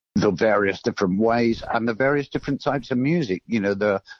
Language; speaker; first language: English; native; English